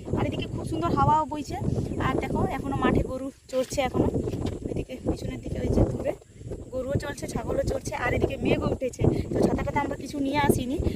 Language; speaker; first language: Bangla; non-native, local second language; Santali